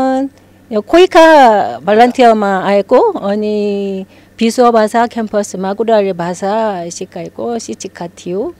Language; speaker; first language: Nepali; non-native, learner; Korean